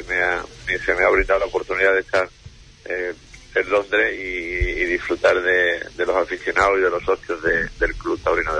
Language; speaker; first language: Spanish; native; Spanish